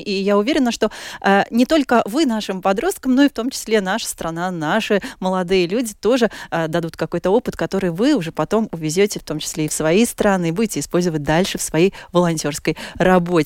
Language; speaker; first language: Russian; native; Russian